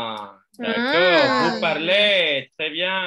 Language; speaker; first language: French; non-native, fluent; Spanish